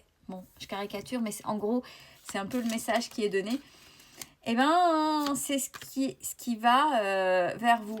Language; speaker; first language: French; native; French